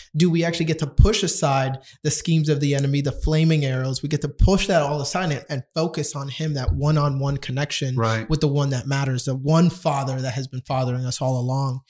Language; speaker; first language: English; non-native, fluent; Spanish